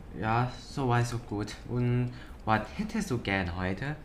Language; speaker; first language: German; non-native, learner; Thai